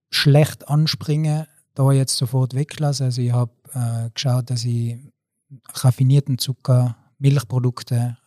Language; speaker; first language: German; native; German